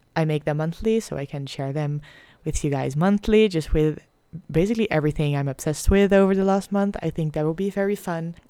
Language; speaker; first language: English; non-native, fluent; Dutch